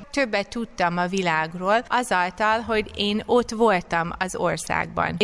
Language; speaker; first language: Hungarian; non-native, fluent; English